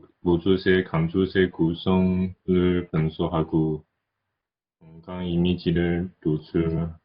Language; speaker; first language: Korean; non-native, learner; Chinese